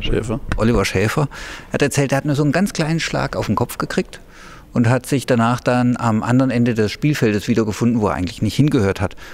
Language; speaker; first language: German; native; German